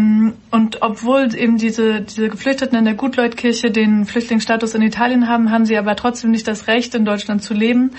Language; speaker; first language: German; native; German